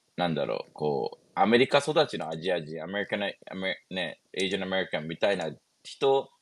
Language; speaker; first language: Japanese; native; Japanese